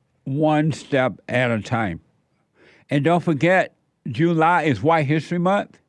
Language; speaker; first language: English; native; English